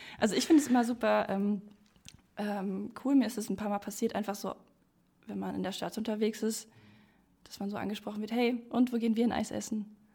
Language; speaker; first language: German; native; German